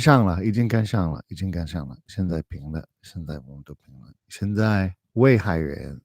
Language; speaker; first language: Chinese; non-native, fluent; English